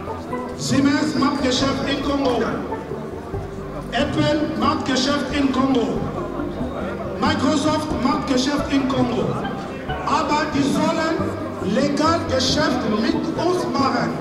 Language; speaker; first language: German; non-native, fluent; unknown